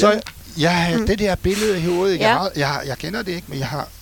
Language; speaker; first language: Danish; non-native, fluent; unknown